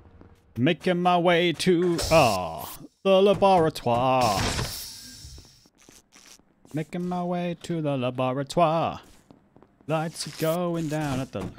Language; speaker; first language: English; native; English